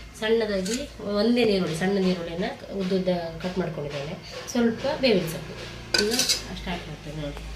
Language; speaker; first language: Kannada; native; Kannada